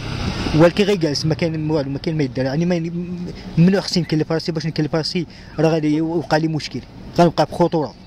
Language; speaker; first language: Arabic; native; Arabic